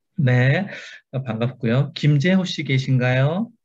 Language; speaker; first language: Korean; native; Korean